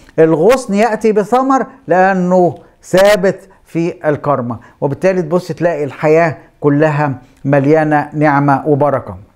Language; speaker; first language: Arabic; native; Arabic